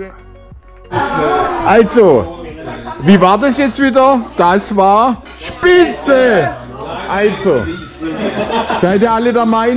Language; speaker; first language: German; native; German